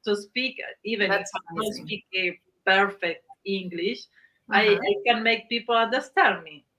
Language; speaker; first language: English; non-native, learner; Spanish